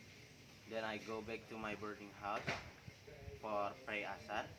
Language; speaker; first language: English; non-native, learner; Indonesian